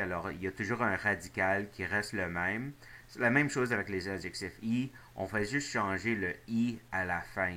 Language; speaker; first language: French; non-native, fluent; English